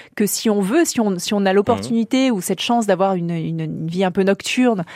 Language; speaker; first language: French; native; French